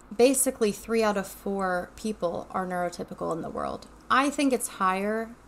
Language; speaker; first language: English; native; English